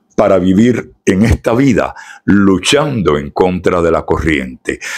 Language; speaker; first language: Spanish; native; Spanish